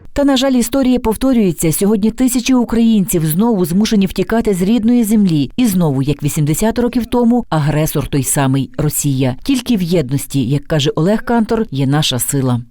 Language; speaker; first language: Ukrainian; native; Ukrainian